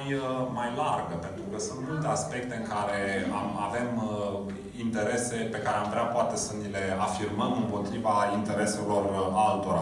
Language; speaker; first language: Romanian; native; Romanian